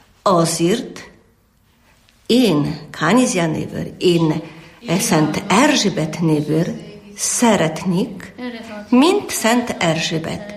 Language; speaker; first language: Hungarian; non-native, learner; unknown